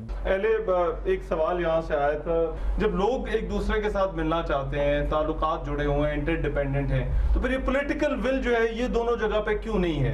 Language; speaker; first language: Urdu; native; Urdu